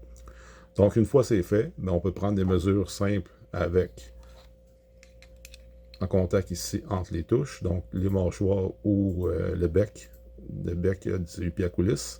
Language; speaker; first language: French; native; French